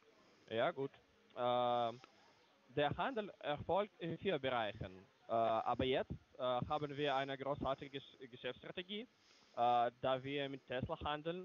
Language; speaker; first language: German; non-native, learner; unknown